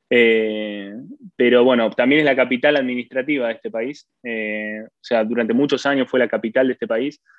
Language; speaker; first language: Spanish; native; Spanish